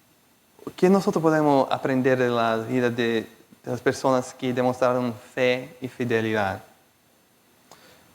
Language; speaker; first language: Spanish; non-native, fluent; Portuguese